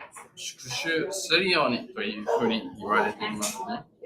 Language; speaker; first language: Japanese; non-native, learner; English